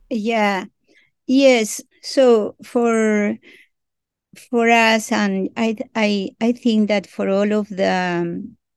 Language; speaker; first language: English; non-native, learner; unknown